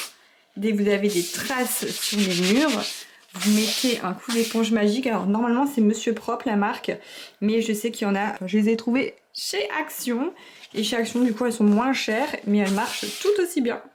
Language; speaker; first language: French; native; French